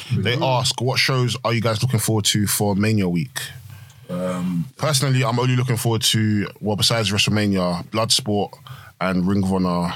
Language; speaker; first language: English; native; English